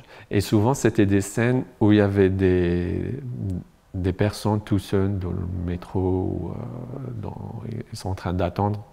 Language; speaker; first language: French; non-native, local second language; Arabic